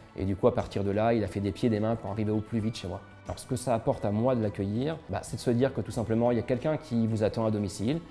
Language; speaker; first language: French; native; French